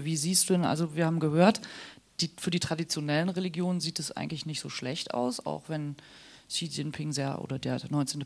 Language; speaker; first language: German; native; German